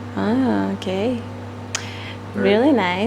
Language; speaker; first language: English; non-native, fluent; Spanish